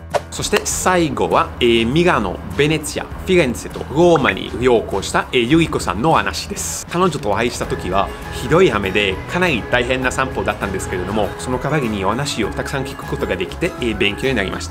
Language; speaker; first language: Japanese; non-native, fluent; Italian